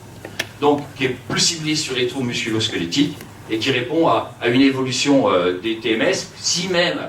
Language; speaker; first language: French; native; French